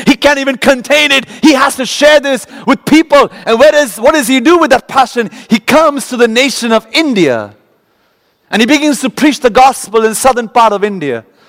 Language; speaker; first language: English; non-native, local second language; Malayalam